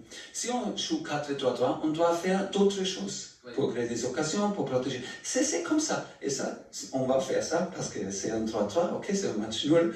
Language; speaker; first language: French; non-native, learner; German